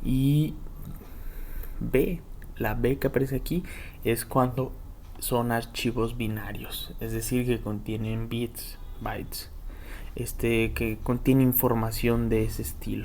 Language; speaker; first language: Spanish; native; Spanish